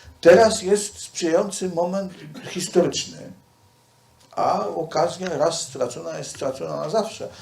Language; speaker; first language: Polish; native; Polish